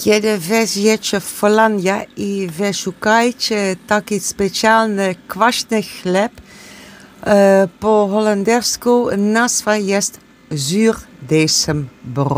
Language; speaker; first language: Polish; non-native, learner; Dutch